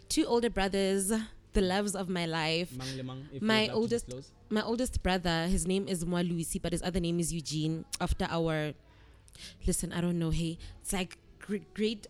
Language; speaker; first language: English; non-native, local second language; Tswana